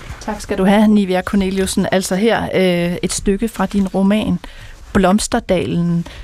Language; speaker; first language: Danish; native; Danish